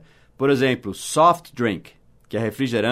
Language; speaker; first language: Portuguese; non-native, fluent; English